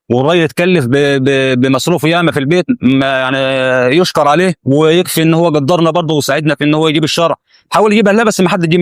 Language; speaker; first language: Arabic; native; Arabic